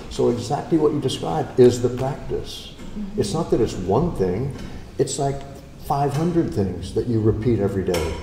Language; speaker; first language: English; native; English